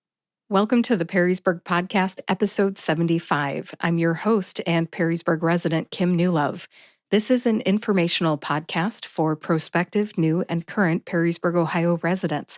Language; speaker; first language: English; native; English